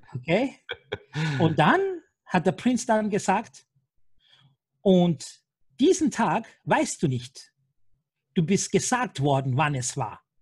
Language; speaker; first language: German; non-native, fluent; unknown